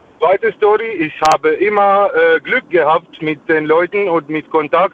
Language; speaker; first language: German; non-native, fluent; Arabic